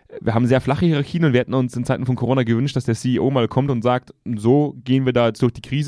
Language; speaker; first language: German; native; German